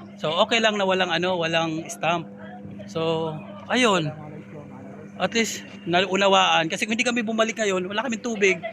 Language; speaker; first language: Filipino; non-native, local second language; Waray